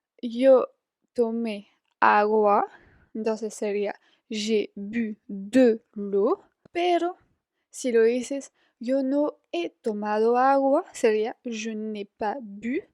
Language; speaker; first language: Spanish; non-native, fluent; French